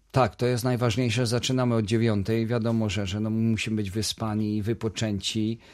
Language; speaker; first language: Polish; native; Polish